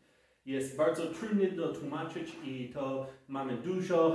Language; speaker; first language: Polish; non-native, fluent; English